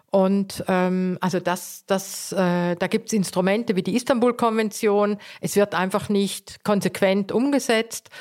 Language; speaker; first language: German; native; German